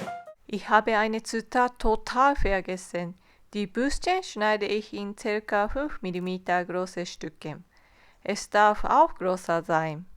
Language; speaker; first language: German; non-native, fluent; Japanese